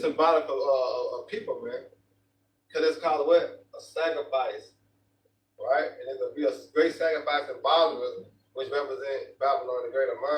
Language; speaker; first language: English; native; English